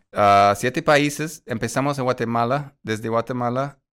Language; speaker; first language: Spanish; non-native, fluent; English